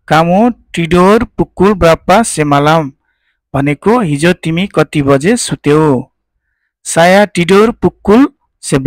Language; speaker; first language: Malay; non-native, fluent; Nepali